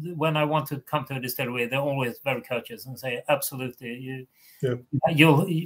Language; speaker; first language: English; non-native, fluent; Swedish